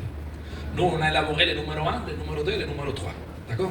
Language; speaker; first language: French; non-native, fluent; Spanish